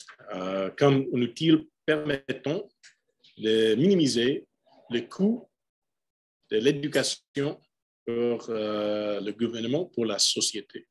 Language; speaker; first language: French; non-native, fluent; English